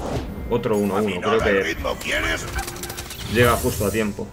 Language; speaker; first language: Spanish; native; Spanish